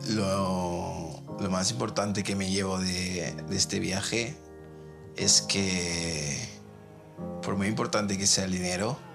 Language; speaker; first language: Spanish; early bilingual, other home language; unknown